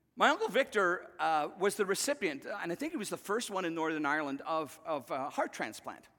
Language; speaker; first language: English; native; English